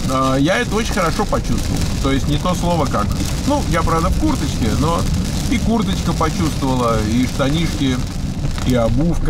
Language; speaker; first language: Russian; native; Russian